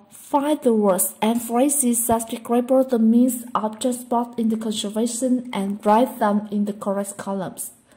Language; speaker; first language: English; non-native, fluent; Vietnamese